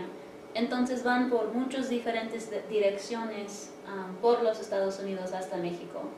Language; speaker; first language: Spanish; early bilingual, heritage; English